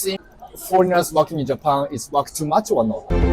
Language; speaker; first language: English; non-native, learner; Japanese